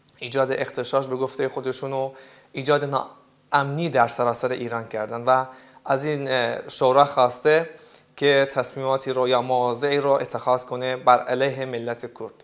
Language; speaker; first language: Persian; non-native, local second language; Central Kurdish